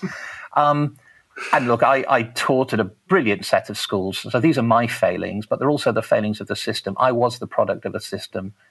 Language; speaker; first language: English; native; English